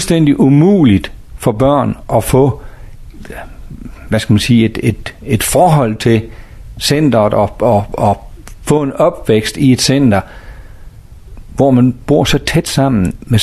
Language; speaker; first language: Danish; native; Danish